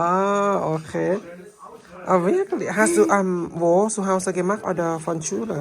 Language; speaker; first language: German; non-native, learner; Thai